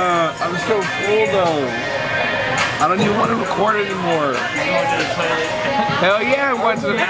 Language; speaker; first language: English; native; English